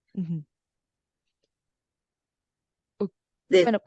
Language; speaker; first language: Spanish; early bilingual, heritage; English